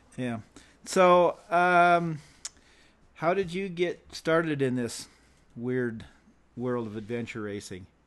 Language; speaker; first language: English; native; English